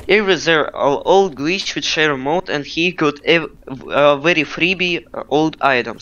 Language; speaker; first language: English; non-native, learner; Russian